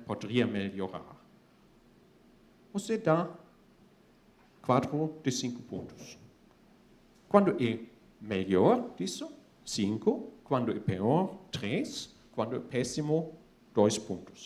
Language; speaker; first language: Portuguese; non-native, fluent; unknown